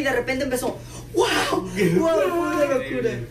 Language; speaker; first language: Spanish; native; Spanish